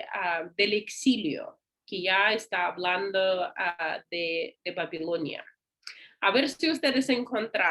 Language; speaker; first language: Spanish; non-native, learner; English